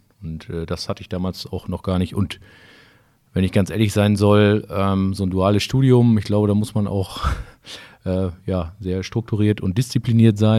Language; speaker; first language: German; native; German